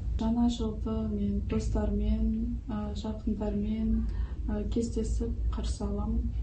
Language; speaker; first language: Kazakh; non-native, local second language; Russian